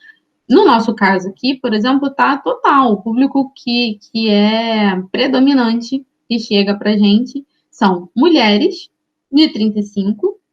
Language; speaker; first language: Portuguese; native; Portuguese